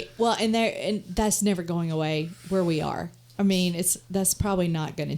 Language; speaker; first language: English; native; English